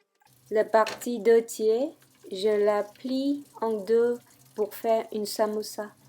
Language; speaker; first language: French; non-native, fluent; Vietnamese